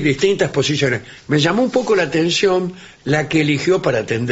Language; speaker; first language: Spanish; native; Spanish